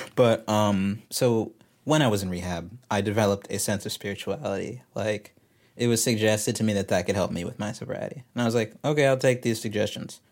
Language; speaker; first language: English; native; English